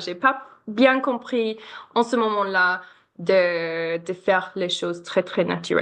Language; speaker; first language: French; non-native, learner; English